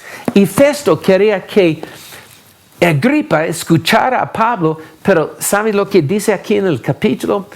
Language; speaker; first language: Spanish; non-native, fluent; English